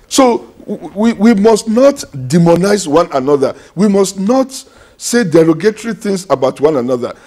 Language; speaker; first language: English; non-native, local second language; Yoruba